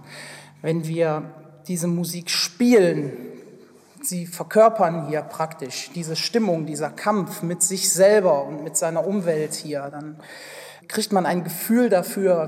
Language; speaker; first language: German; native; German